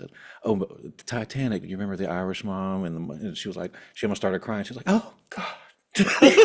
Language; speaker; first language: English; native; English